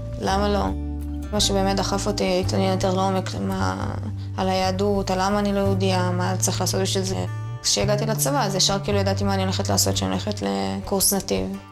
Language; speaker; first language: Hebrew; early bilingual, other home language; Russian